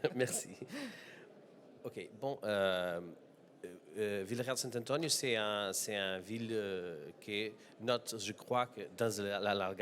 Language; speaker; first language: French; non-native, learner; Portuguese